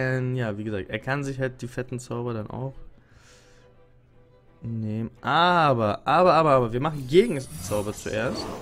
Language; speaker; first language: German; native; German